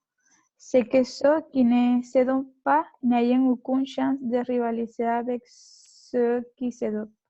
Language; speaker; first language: French; non-native, learner; Spanish